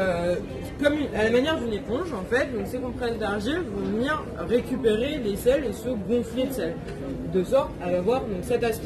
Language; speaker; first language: French; native; French